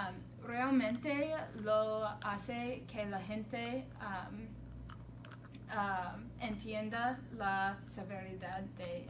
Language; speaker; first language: Spanish; non-native, learner; English